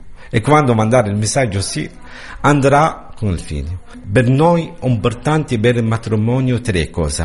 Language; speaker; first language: Italian; non-native, learner; Arabic